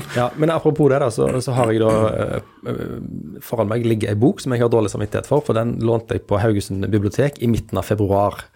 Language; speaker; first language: Norwegian; native; Norwegian